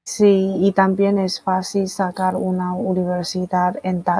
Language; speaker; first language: Spanish; non-native, fluent; Chinese